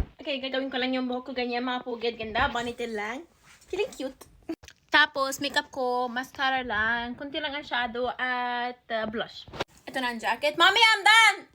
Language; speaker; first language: Filipino; non-native, learner; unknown